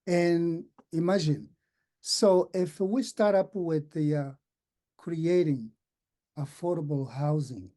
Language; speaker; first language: English; non-native, fluent; Portuguese